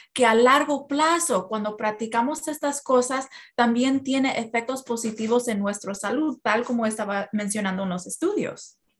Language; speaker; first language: Spanish; early bilingual, heritage; Spanish